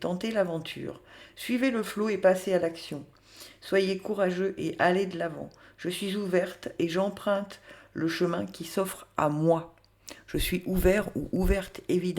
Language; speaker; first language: French; native; French